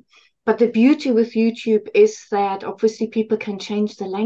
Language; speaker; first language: English; non-native, fluent; German